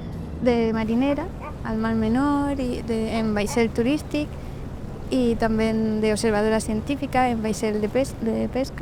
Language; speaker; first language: Catalan; non-native, fluent; Spanish